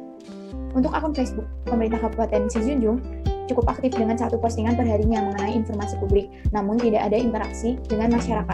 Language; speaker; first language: Indonesian; native; Indonesian